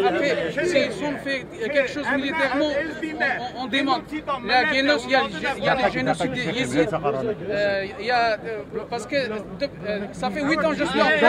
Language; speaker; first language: French; non-native, learner; Kurdish